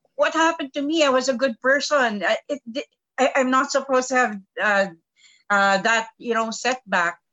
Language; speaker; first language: English; non-native, local second language; Filipino